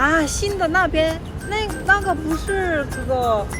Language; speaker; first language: Chinese; non-native, learner; Korean